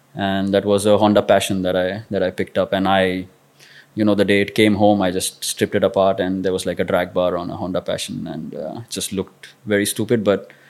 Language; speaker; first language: English; non-native, local second language; Marathi